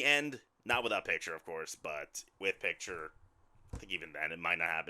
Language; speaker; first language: English; native; English